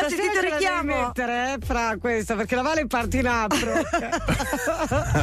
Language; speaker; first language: Italian; native; Italian